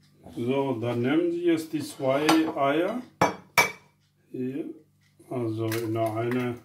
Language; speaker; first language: German; non-native, learner; Urdu